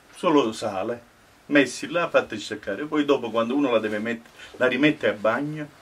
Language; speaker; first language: Italian; native; Italian